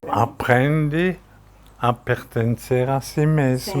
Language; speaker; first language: Portuguese; non-native, fluent; French